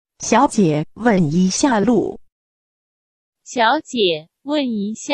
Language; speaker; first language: Chinese; non-native, learner; Urdu